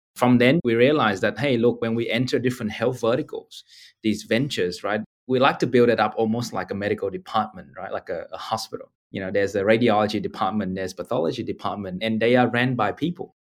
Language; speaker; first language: English; non-native, fluent; Vietnamese